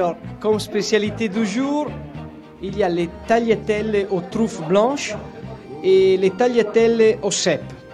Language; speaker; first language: French; non-native, fluent; Italian